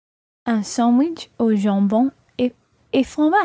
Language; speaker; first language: French; non-native, learner; English